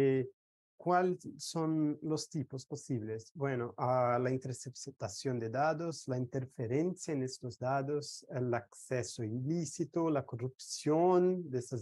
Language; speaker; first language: Spanish; non-native, fluent; Portuguese